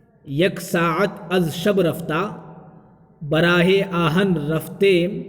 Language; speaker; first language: Persian; non-native, fluent; Urdu